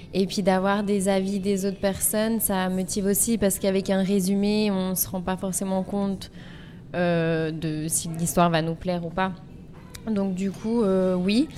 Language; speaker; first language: French; native; French